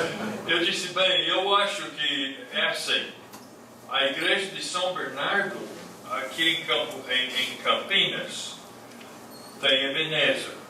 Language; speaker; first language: Portuguese; non-native, fluent; English